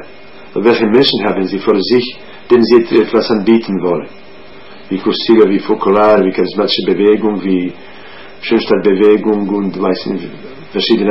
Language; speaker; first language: German; non-native, fluent; Croatian